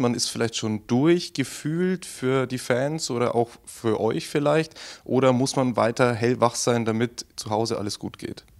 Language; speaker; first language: German; native; German